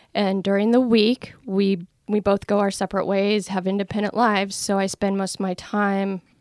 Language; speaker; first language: English; native; English